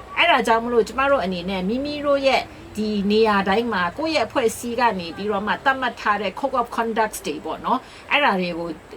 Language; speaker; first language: Burmese; non-native, local second language; Kachin